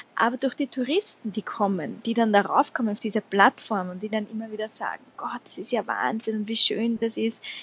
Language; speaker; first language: German; native; German